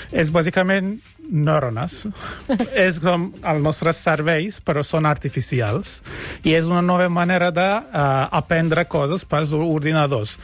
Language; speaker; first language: Catalan; non-native, fluent; Turkish